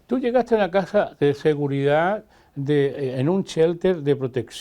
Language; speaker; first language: Spanish; native; Spanish